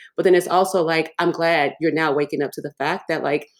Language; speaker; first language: English; early bilingual, other home language; Yoruba